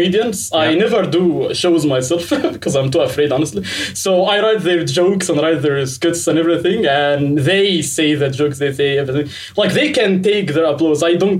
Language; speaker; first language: English; non-native, fluent; Arabic